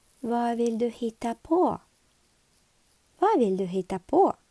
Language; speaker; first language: Swedish; non-native, learner; Ukrainian